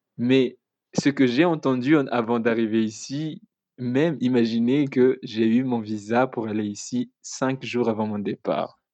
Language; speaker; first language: French; non-native, local second language; Malagasy